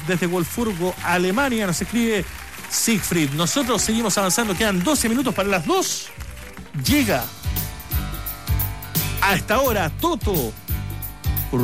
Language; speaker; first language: Spanish; native; Spanish